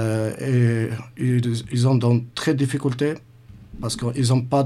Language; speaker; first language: French; non-native, learner; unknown